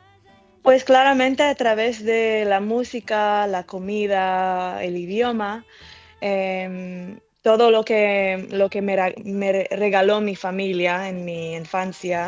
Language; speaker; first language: Spanish; early bilingual, heritage; English